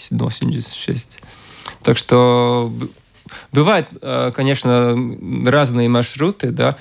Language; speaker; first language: Russian; non-native, local second language; Latvian